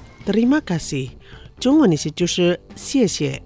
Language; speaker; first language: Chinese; non-native, fluent; Indonesian